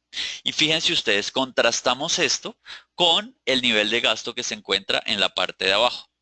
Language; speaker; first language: Spanish; native; Spanish